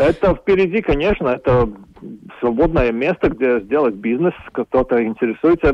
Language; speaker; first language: Russian; non-native, local second language; Latvian